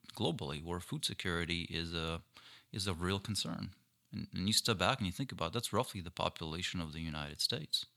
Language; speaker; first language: English; non-native, fluent; Ukrainian